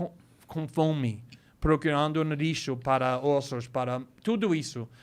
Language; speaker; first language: Portuguese; non-native, fluent; English